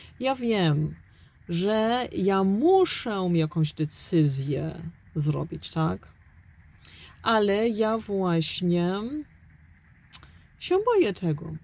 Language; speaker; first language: Polish; early bilingual, heritage; German